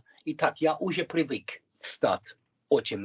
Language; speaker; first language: Russian; non-native, fluent; English